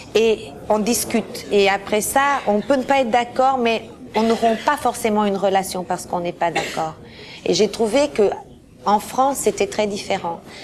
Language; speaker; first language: French; early bilingual, other home language; Portuguese